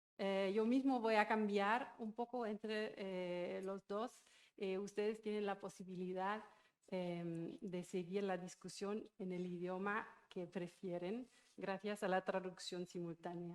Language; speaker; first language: Spanish; non-native, fluent; German